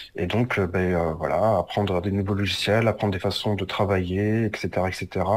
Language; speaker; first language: French; native; French